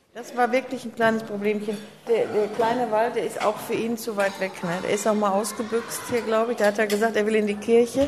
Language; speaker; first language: German; native; German